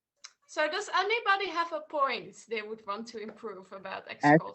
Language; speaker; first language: English; non-native, fluent; Dutch